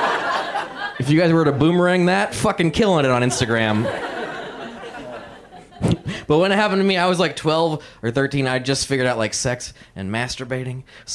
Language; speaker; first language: English; native; English